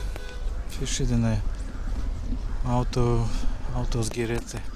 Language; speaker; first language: German; non-native, learner; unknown